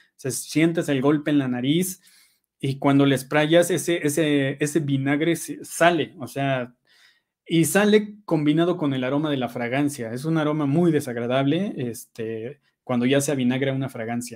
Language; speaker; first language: Spanish; native; Spanish